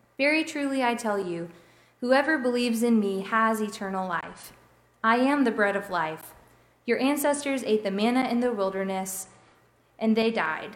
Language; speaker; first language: English; native; English